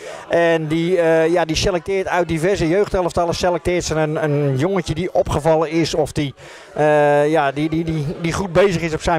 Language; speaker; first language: Dutch; native; Dutch